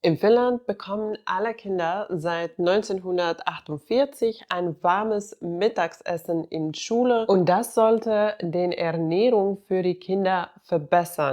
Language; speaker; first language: German; non-native, fluent; Finnish